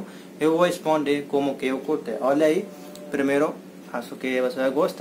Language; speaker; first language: Portuguese; non-native, learner; Hindi